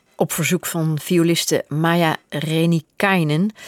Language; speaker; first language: Dutch; native; Dutch